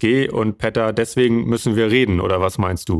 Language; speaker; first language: German; native; German